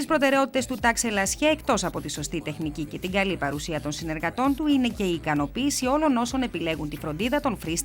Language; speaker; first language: Greek; native; Greek